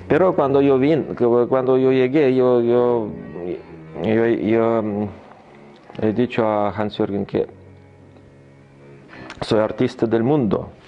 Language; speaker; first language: Spanish; non-native, learner; Russian